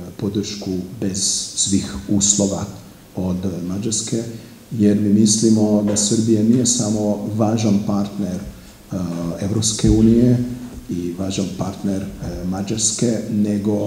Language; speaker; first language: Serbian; non-native, fluent; Hungarian